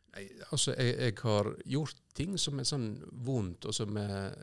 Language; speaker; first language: Norwegian; native; Norwegian